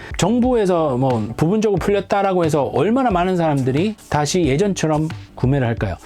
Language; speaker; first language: Korean; native; Korean